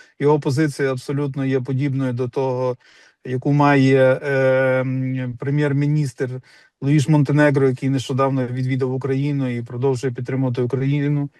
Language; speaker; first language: Ukrainian; native; Ukrainian